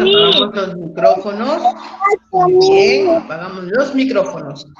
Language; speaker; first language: Spanish; native; Spanish